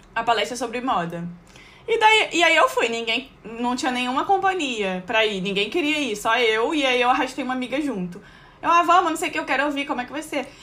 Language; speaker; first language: Portuguese; native; Portuguese